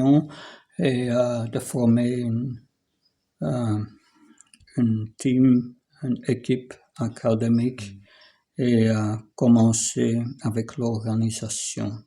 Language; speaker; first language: French; non-native, fluent; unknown